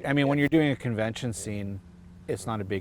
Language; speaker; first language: English; native; English